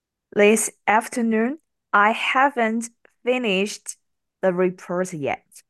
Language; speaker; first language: English; non-native, learner; Chinese